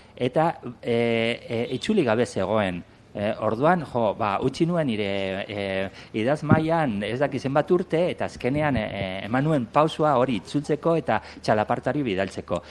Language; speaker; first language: Basque; non-native, local second language; Spanish